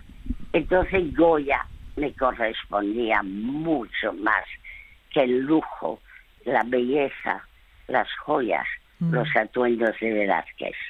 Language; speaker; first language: Spanish; early bilingual, other home language; French